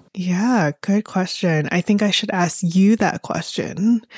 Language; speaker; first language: English; native; English